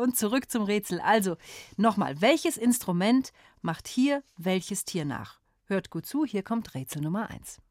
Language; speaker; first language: German; native; German